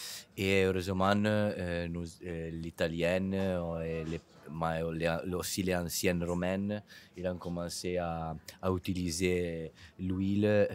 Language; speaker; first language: French; non-native, fluent; Italian